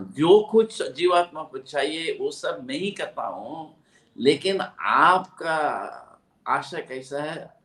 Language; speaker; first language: Hindi; non-native, local second language; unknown